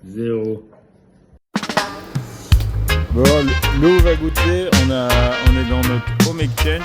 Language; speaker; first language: French; native; French